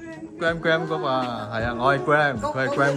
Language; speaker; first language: Chinese; native; Chinese